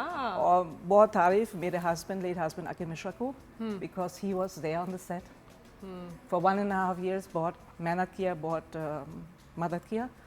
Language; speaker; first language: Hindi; non-native, learner; German